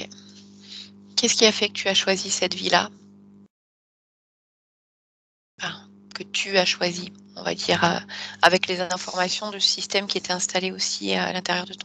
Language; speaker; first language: French; native; French